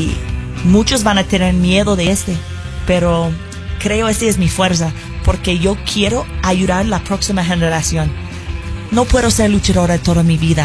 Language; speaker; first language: Spanish; non-native, fluent; English